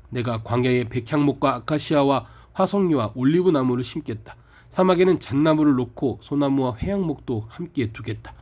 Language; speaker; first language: Korean; native; Korean